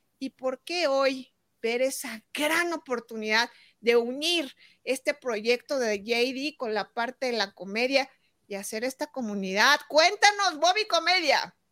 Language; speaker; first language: Spanish; native; Spanish